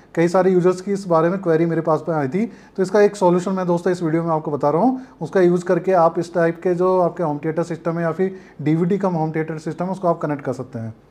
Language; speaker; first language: Hindi; native; Hindi